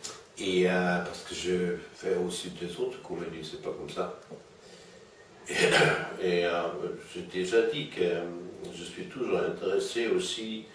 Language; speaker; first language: French; non-native, fluent; German